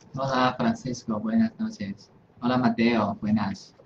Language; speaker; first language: Spanish; non-native, fluent; Chinese